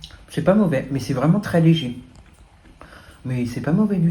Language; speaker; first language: French; native; French